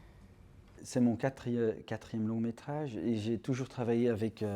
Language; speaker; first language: French; non-native, local second language; Dutch